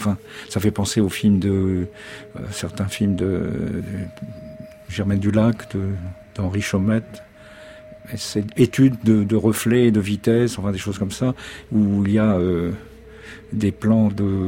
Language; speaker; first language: French; native; French